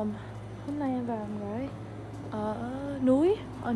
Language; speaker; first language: Vietnamese; non-native, learner; English